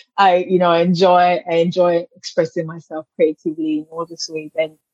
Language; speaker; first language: English; non-native, local second language; Yoruba